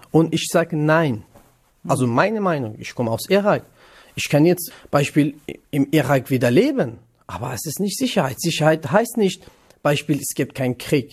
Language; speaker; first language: German; non-native, learner; Kurdish